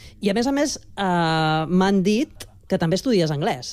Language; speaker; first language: Catalan; native; Catalan